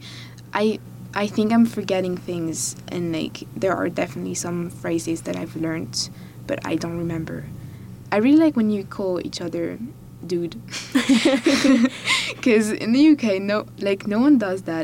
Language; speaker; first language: English; non-native, fluent; French